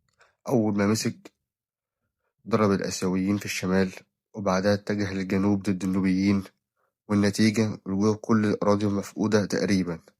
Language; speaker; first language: Arabic; native; Arabic